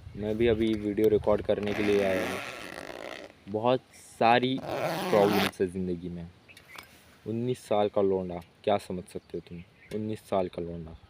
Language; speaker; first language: Hindi; non-native, local second language; Marathi